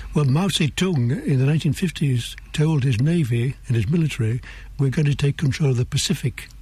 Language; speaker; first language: English; native; English